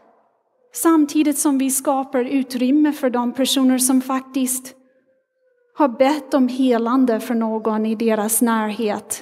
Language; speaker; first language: Swedish; non-native, fluent; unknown